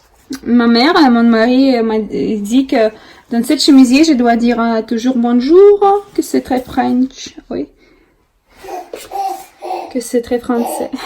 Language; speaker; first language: French; non-native, learner; Russian